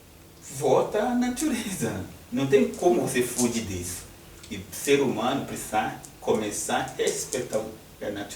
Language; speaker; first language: Portuguese; non-native, fluent; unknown